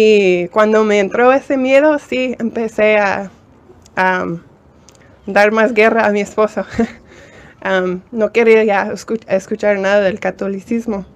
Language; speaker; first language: Spanish; non-native, fluent; English